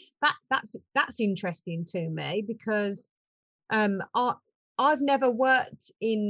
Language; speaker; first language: English; native; English